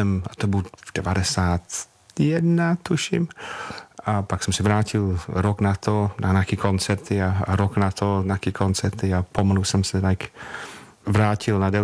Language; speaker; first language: Czech; non-native, fluent; English